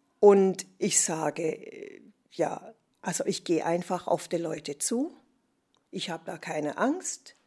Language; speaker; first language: German; non-native, fluent; English